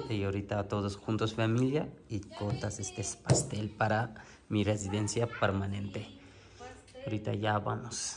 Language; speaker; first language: Spanish; non-native, learner; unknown